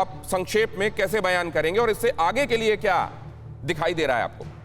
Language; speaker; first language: Hindi; native; Hindi